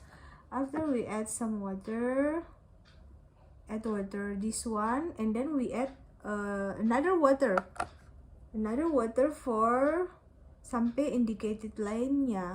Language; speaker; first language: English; non-native, learner; Indonesian